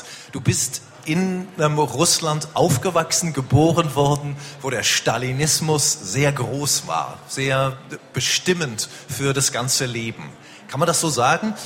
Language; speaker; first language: German; native; German